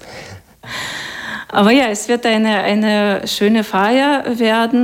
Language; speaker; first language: German; non-native, fluent; Russian